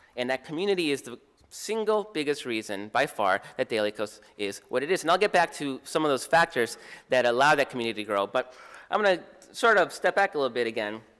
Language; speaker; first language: English; native; English